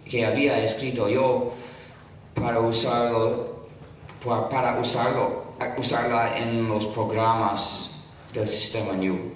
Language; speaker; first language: Spanish; non-native, fluent; English